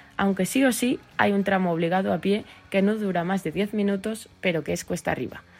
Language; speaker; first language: Spanish; native; Spanish